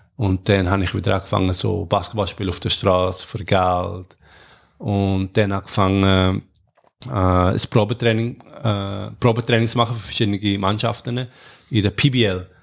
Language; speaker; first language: German; native; German